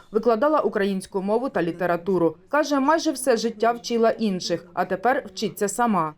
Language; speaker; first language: Ukrainian; native; Ukrainian